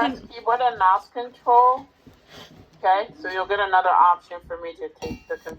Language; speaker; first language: English; native; English